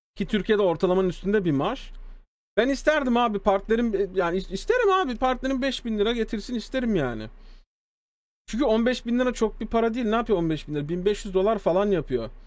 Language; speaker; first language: Turkish; early bilingual, heritage; Turkish